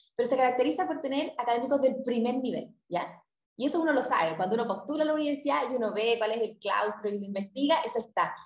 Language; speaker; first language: Spanish; native; Spanish